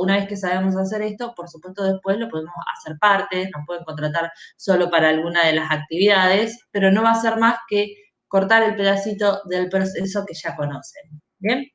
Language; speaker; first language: Spanish; native; Spanish